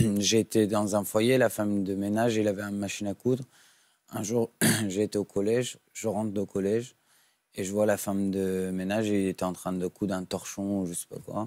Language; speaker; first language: French; non-native, fluent; Persian